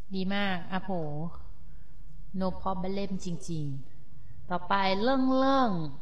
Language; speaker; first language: Thai; native; Thai